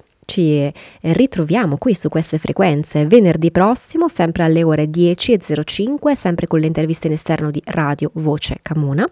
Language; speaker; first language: Italian; native; Italian